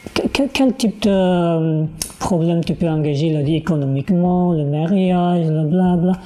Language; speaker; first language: French; non-native, learner; Uyghur